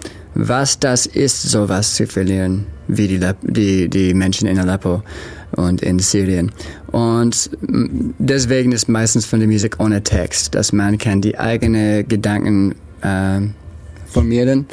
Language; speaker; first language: German; non-native, learner; English